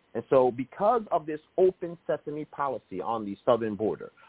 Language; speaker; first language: English; native; English